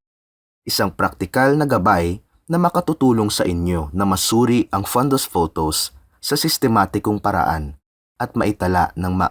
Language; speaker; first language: Filipino; native; Filipino